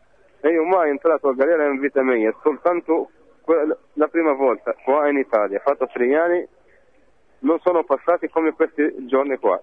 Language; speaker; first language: Italian; non-native, fluent; Arabic